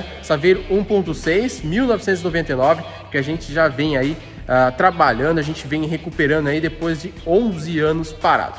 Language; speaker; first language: Portuguese; native; Portuguese